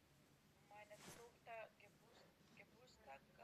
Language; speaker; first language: German; non-native, learner; Macedonian